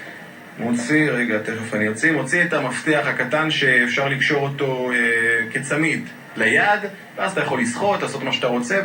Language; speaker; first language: Hebrew; native; Hebrew